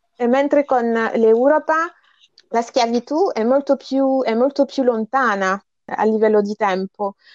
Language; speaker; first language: Italian; non-native, fluent; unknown